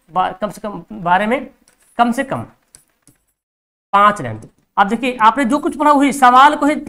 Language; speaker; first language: Hindi; native; Hindi